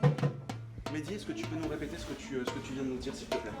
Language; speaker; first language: French; native; French